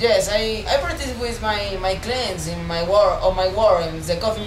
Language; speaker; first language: English; non-native, learner; Spanish